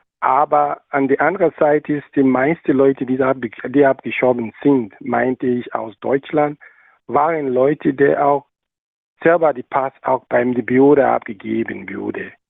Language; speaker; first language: German; non-native, learner; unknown